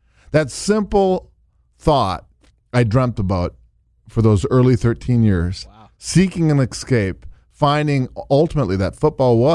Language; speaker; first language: English; native; English